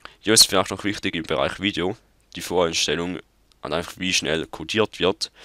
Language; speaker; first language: German; native; German